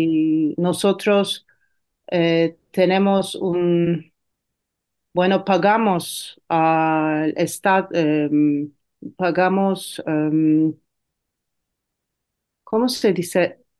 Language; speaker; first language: Spanish; non-native, fluent; Turkish